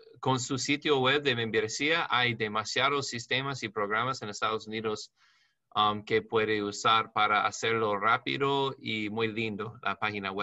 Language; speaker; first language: Spanish; non-native, learner; English